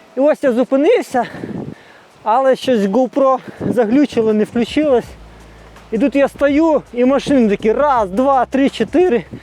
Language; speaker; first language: Ukrainian; non-native, local second language; Russian